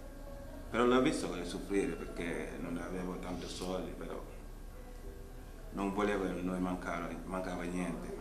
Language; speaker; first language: Italian; non-native, learner; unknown